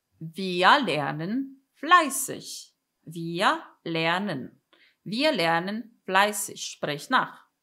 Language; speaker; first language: German; non-native, fluent; Polish